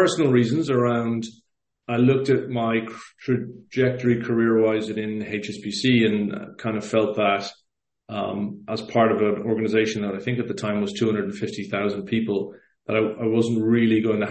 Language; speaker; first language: English; native; English